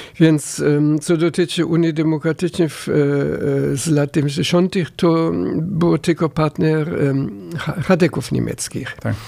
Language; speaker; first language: Polish; non-native, fluent; German